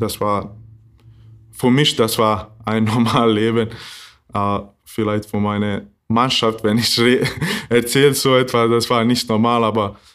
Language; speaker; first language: German; non-native, learner; Bosnian